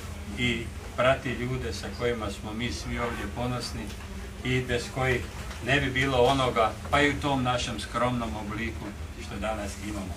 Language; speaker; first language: Croatian; native; Croatian